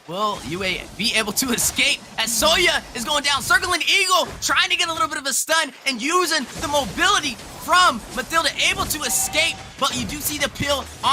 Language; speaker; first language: English; native; English